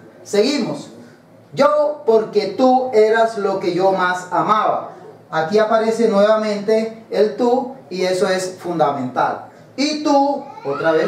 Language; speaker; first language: Spanish; native; Spanish